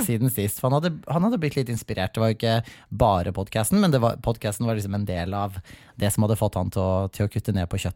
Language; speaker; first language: Norwegian; native; Norwegian